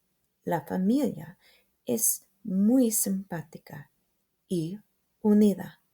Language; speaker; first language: Spanish; non-native, fluent; English